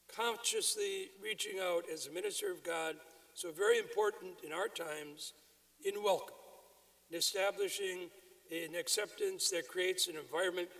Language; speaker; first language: English; native; English